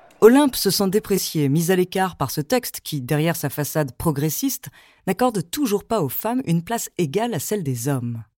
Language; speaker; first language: French; native; French